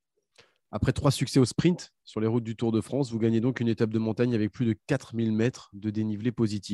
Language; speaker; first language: French; native; French